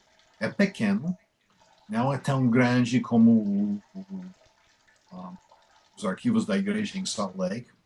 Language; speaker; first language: Portuguese; non-native, fluent; English